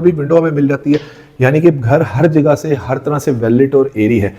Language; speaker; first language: Urdu; native; Urdu